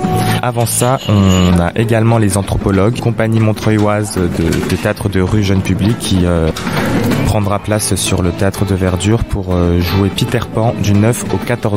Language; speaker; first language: French; native; French